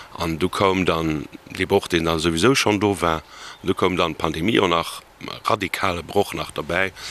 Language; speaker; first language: Luxembourgish; native; Luxembourgish